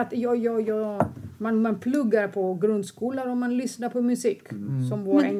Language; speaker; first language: Swedish; non-native, fluent; Greek